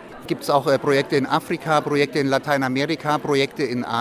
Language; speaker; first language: German; native; German